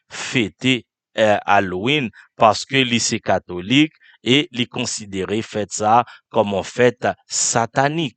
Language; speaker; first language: French; non-native, local second language; Haitian Creole